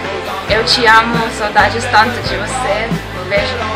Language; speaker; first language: Portuguese; non-native, learner; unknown